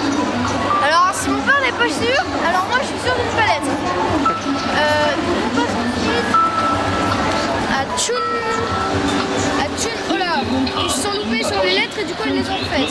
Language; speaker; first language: French; native; French